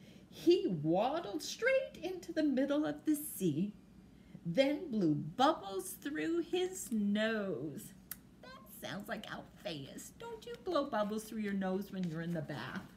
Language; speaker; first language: English; native; English